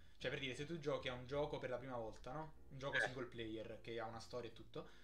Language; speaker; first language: Italian; native; Italian